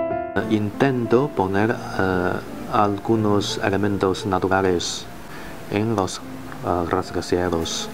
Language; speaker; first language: Spanish; non-native, learner; Chinese